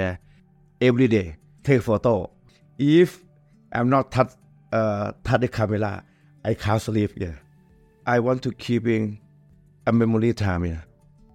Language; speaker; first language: English; non-native, learner; Thai